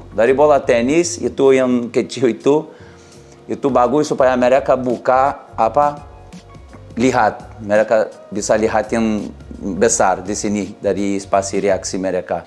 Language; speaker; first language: Indonesian; non-native, learner; Portuguese